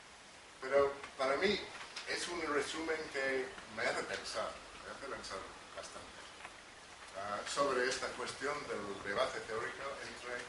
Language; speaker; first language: Spanish; non-native, fluent; English